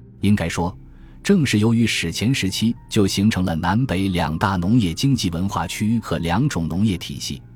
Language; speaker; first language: Chinese; native; Chinese